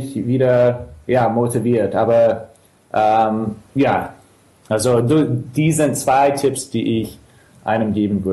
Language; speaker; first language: German; non-native, fluent; English